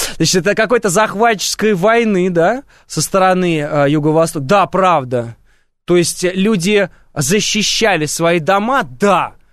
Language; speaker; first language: Russian; native; Russian